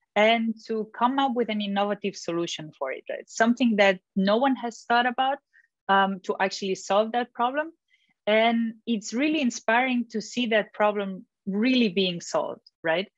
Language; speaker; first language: English; non-native, fluent; Catalan